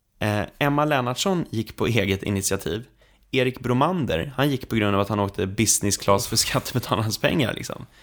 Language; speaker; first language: Swedish; native; Swedish